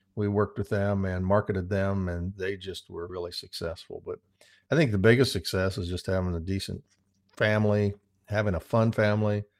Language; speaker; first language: English; native; English